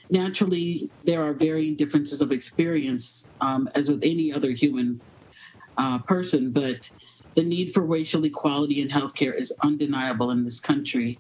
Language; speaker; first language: English; native; English